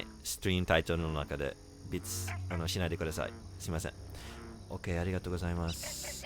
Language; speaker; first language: Japanese; non-native, learner; English